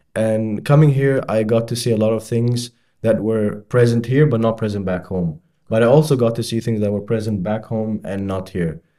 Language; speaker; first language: English; non-native, fluent; Arabic